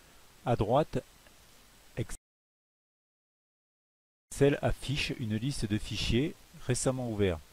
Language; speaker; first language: French; native; French